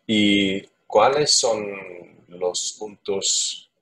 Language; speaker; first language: Spanish; non-native, learner; German